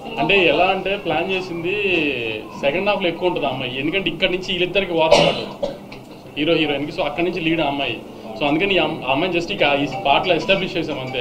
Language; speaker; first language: Telugu; native; Telugu